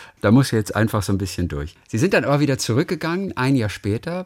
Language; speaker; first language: German; native; German